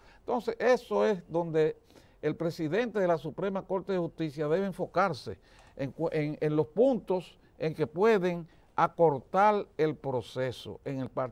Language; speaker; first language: Spanish; native; Spanish